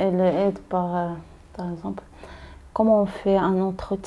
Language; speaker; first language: French; non-native, learner; Arabic